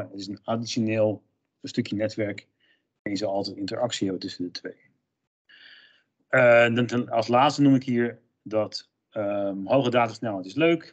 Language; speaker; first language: Dutch; native; Dutch